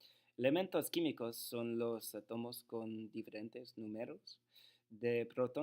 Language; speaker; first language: Spanish; non-native, learner; English